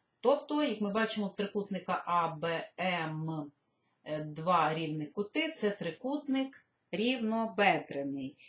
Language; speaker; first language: Ukrainian; native; Ukrainian